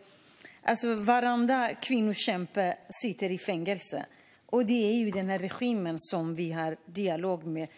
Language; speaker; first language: Swedish; non-native, fluent; Kurdish